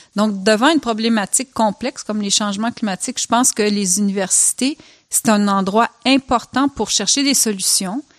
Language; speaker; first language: French; native; French